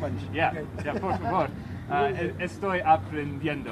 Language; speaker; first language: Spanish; non-native, learner; English